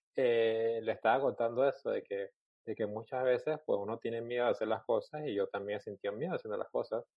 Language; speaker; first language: Spanish; native; Spanish